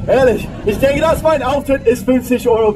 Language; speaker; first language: German; non-native, learner; English